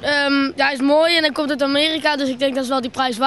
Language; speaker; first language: Dutch; native; Dutch